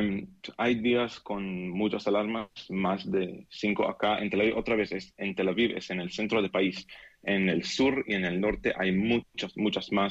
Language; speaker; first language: Spanish; non-native, learner; Hebrew